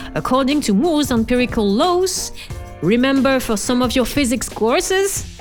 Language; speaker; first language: English; non-native, fluent; French